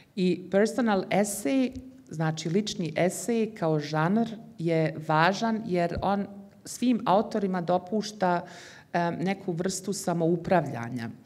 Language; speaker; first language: Bosnian; early bilingual, heritage; Bosnian